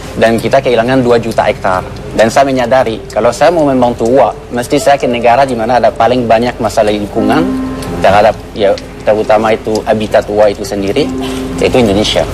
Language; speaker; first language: Indonesian; non-native, fluent; French